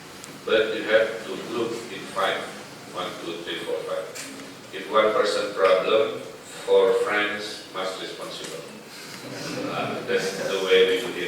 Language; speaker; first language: English; non-native, fluent; Indonesian